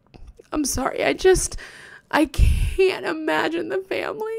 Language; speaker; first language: English; native; English